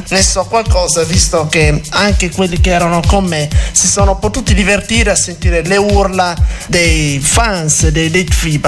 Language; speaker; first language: Italian; native; Italian